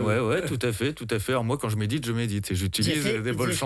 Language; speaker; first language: French; native; French